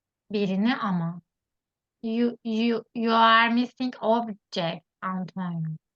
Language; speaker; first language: English; non-native, learner; Turkish